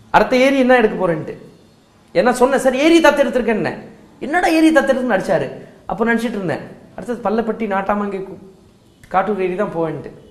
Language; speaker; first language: Tamil; non-native, local second language; Marwari